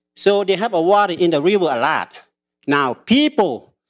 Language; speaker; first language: English; early bilingual, other home language; Lao